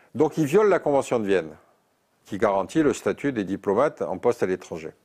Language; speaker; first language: French; native; French